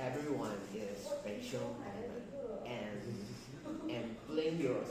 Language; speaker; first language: English; non-native, learner; Chinese